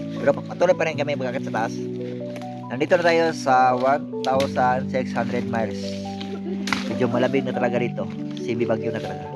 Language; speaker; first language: Filipino; non-native, local second language; Cebuano